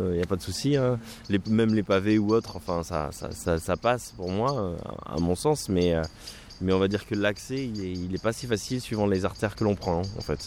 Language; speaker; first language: French; native; French